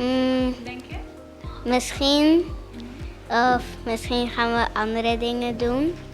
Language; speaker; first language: Dutch; non-native, local second language; Papiamento